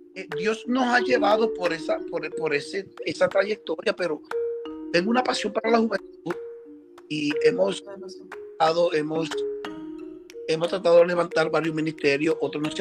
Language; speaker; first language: Spanish; early bilingual, heritage; Spanish